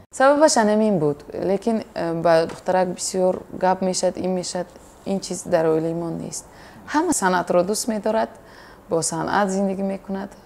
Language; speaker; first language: Tajik; non-native, local second language; Uzbek